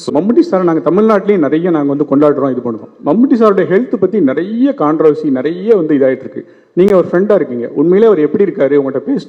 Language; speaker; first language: Tamil; native; Tamil